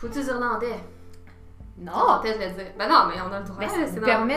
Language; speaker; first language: French; native; French